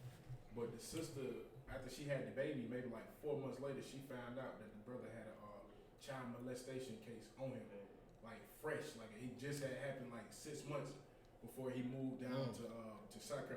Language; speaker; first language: English; native; English